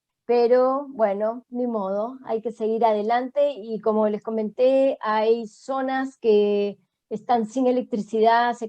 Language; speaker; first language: Spanish; native; Spanish